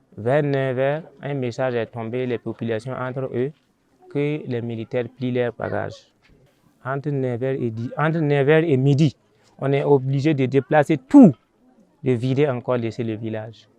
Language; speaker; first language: French; non-native, local second language; Mossi